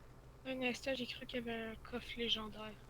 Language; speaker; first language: French; native; French